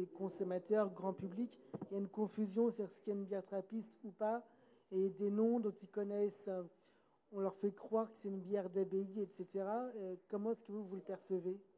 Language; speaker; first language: French; native; French